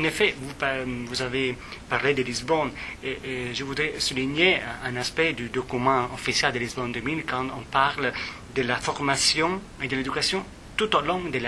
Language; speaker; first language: French; non-native, fluent; Italian